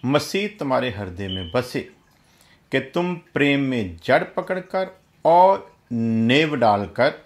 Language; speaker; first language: Hindi; non-native, local second language; Punjabi